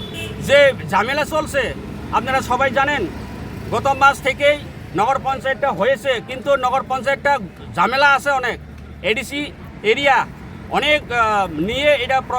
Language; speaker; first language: Bangla; non-native, local second language; Kok Borok